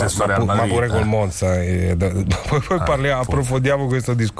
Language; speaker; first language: Italian; native; Italian